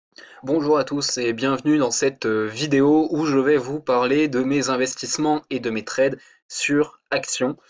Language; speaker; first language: French; native; French